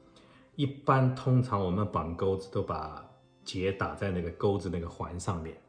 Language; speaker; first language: Chinese; native; Chinese